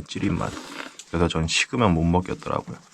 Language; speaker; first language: Korean; native; Korean